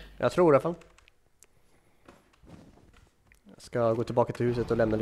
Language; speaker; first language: Swedish; native; Swedish